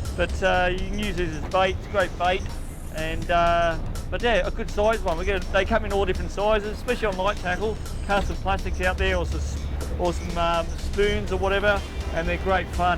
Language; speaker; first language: English; native; English